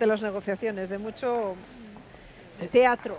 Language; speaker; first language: Spanish; native; Spanish